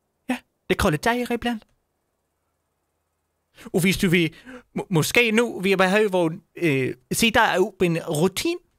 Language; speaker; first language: Danish; non-native, learner; Swedish